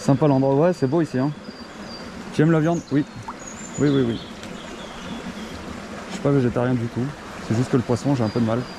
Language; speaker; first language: French; native; French